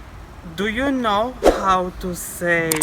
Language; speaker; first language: English; non-native, fluent; Portuguese